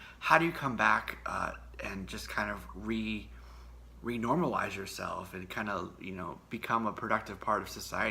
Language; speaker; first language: English; native; English